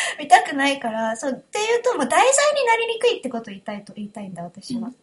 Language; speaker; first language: Japanese; early bilingual, heritage; Japanese